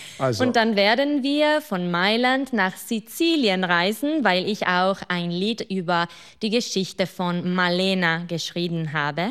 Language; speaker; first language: German; non-native, fluent; Italian